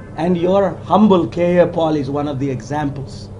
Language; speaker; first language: English; non-native, local second language; Telugu